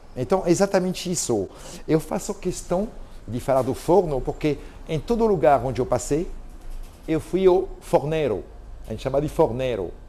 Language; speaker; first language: Portuguese; non-native, fluent; French